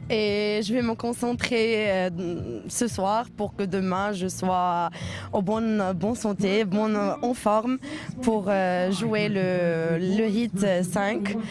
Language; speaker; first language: French; non-native, local second language; Arabic